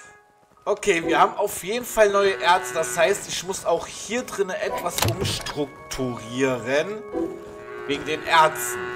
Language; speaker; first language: German; native; German